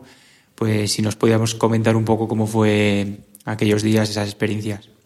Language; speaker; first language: Spanish; native; Spanish